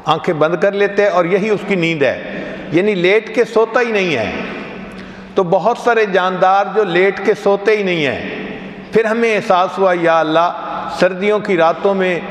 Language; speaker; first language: Urdu; non-native, local second language; Punjabi